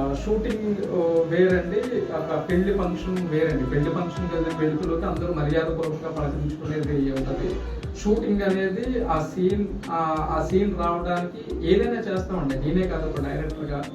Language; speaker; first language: Telugu; native; Telugu